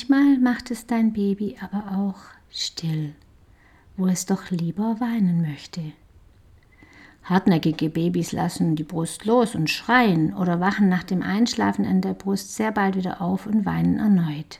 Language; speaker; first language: German; native; German